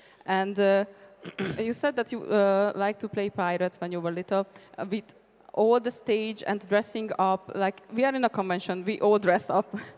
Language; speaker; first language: English; non-native, fluent; Hungarian